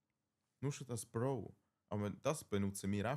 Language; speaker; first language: German; native; German